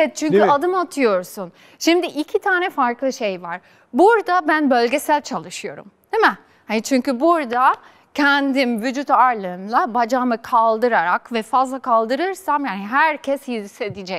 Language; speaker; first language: Turkish; non-native, fluent; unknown